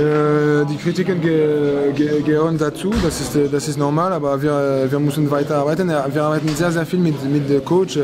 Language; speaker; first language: German; non-native, fluent; French